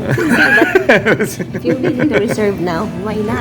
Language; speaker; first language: English; non-native, local second language; Filipino